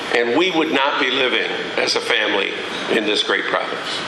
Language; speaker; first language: English; native; English